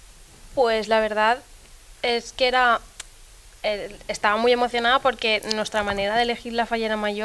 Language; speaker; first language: Spanish; native; Spanish